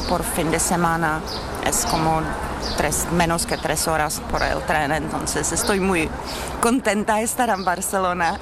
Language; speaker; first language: Spanish; non-native, fluent; Czech